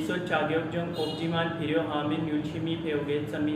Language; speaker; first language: Korean; non-native, learner; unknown